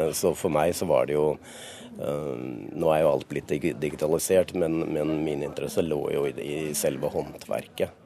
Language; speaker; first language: Norwegian; native; Norwegian